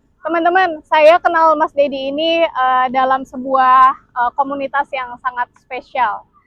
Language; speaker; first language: Indonesian; native; Indonesian